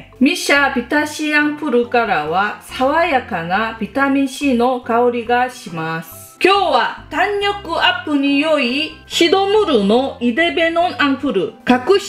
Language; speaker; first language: Japanese; non-native, fluent; Korean